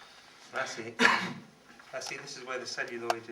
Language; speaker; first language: English; native; English